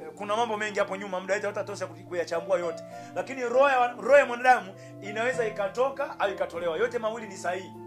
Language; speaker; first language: Swahili; native; Swahili